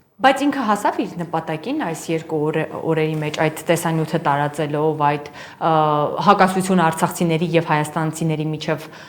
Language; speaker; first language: Armenian; native; Armenian